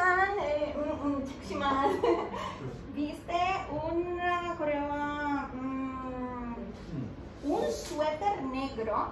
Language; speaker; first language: Spanish; non-native, fluent; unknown